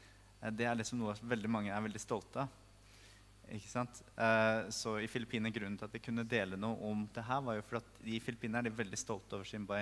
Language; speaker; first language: Norwegian; native; Norwegian